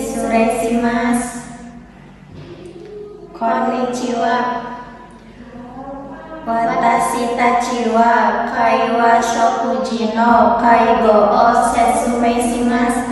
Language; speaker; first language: Japanese; non-native, learner; Indonesian